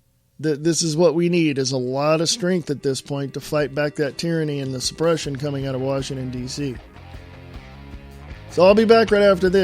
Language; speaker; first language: English; native; English